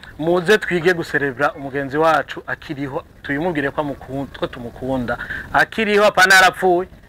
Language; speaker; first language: Rundi; native; Rundi